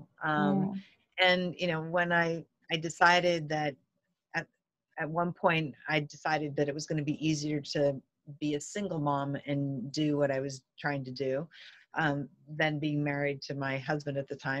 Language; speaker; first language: English; native; English